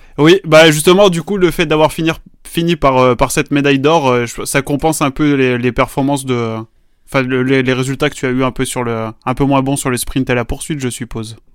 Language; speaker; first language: French; native; French